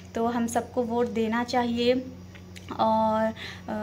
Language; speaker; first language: Hindi; native; Hindi